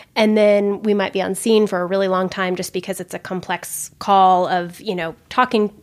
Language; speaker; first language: English; native; English